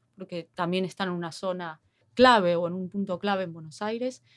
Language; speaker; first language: Spanish; native; Spanish